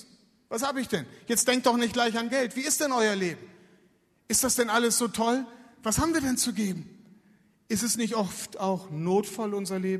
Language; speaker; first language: German; native; German